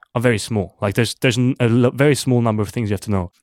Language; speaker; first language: English; non-native, fluent; German